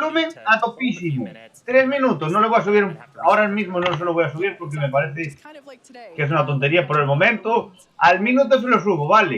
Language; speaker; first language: Spanish; native; Spanish